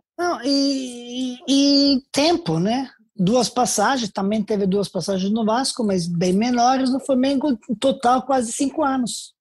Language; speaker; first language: Portuguese; non-native, fluent; Serbian